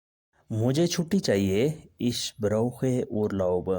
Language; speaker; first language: German; non-native, learner; Urdu